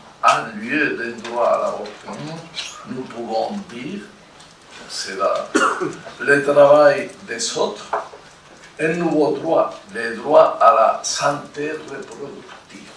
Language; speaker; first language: French; non-native, fluent; Spanish